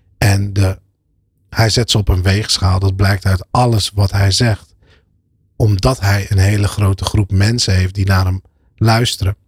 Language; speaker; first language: Dutch; early bilingual, other home language; Arabic